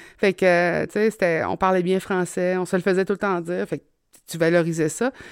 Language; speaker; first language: French; native; French